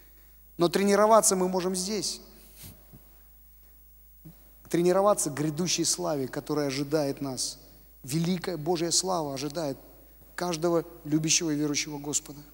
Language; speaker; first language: Russian; native; Russian